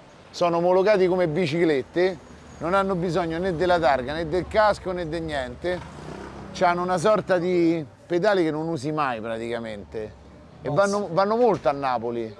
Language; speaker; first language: Italian; native; Italian